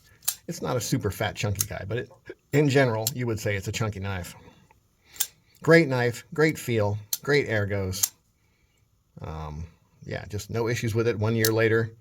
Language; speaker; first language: English; native; English